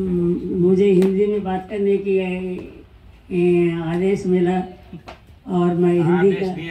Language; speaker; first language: Hindi; non-native, local second language; Telugu